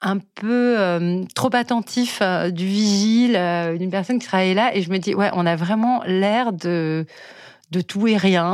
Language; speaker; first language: French; native; French